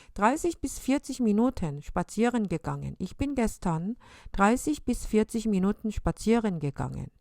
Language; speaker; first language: German; non-native, fluent; Korean